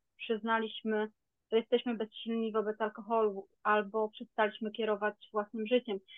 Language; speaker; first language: Polish; native; Polish